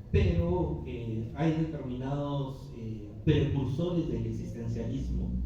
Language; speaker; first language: Spanish; native; Spanish